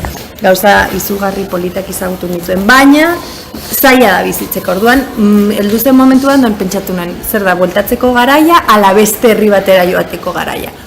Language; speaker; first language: Basque; non-native, local second language; Spanish